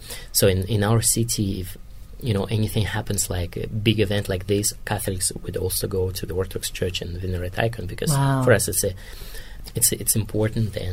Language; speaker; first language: English; non-native, fluent; Kazakh